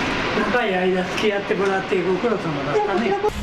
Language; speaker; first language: Japanese; native; Japanese